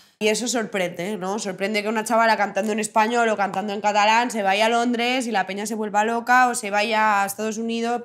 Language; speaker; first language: Spanish; non-native, local second language; Catalan